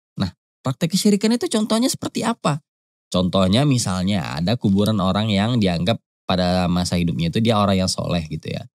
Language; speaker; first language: Indonesian; native; Indonesian